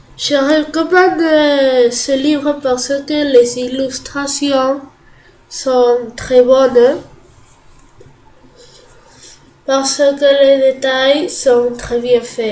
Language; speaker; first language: French; non-native, learner; Catalan